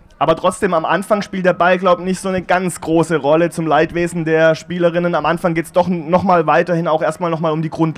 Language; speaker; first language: German; native; German